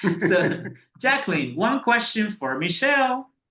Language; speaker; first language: English; non-native, fluent; Spanish